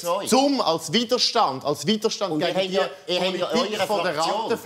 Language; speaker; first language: German; native; German